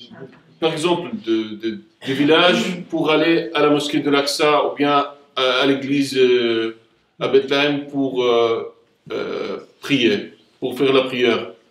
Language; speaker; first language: French; non-native, fluent; Arabic